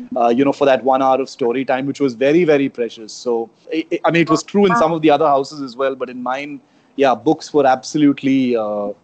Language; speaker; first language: English; non-native, local second language; Konkani